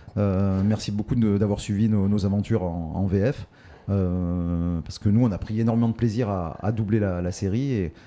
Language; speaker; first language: French; native; French